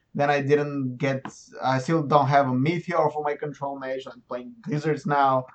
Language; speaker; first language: English; non-native, fluent; Bulgarian